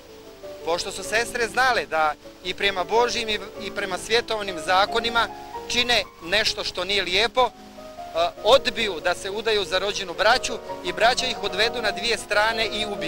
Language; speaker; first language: Bosnian; native; Bosnian